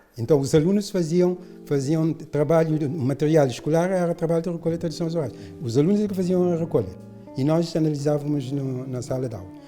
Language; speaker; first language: Portuguese; non-native, local second language; Kabuverdianu